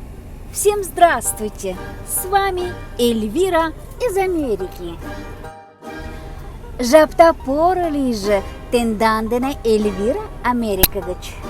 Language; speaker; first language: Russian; non-native, local second language; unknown